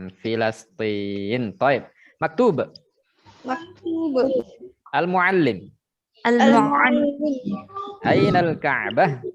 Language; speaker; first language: Arabic; non-native, fluent; Indonesian